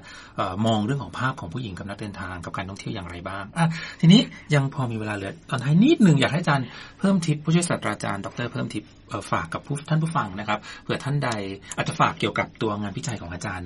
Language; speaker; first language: Thai; native; Thai